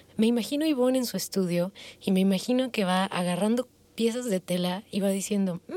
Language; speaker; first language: Spanish; native; Spanish